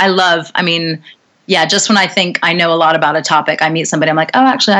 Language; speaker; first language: English; native; English